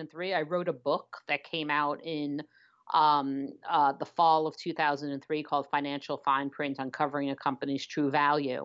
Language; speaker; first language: English; native; English